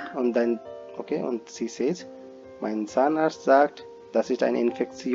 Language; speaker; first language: German; non-native, fluent; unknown